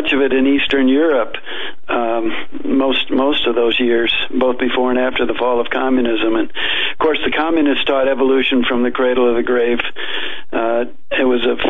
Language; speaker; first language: English; native; English